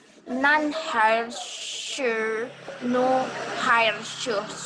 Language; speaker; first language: Chinese; non-native, learner; Indonesian